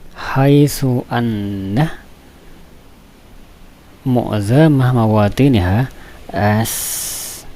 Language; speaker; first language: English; non-native, fluent; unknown